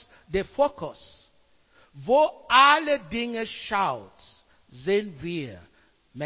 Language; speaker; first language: German; non-native, learner; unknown